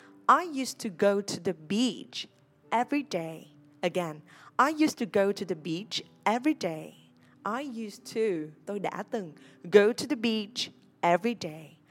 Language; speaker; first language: English; non-native, fluent; Vietnamese